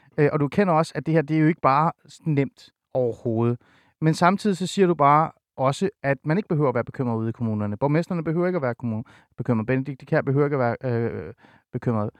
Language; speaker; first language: Danish; early bilingual, other home language; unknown